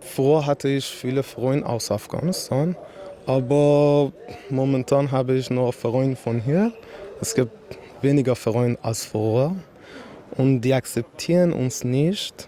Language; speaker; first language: German; non-native, learner; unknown